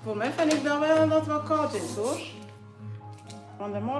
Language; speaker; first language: Dutch; non-native, learner; English